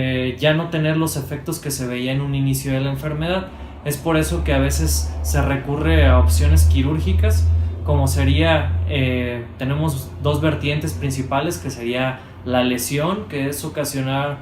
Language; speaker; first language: Spanish; native; Spanish